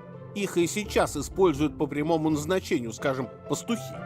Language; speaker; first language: Russian; native; Russian